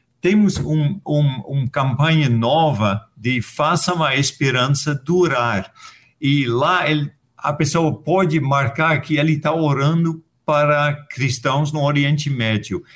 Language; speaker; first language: Portuguese; non-native, fluent; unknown